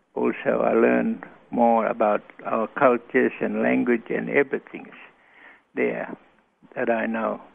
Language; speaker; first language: English; non-native, local second language; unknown